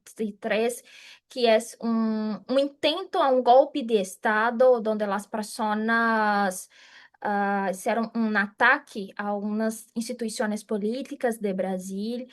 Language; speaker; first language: Spanish; non-native, fluent; Portuguese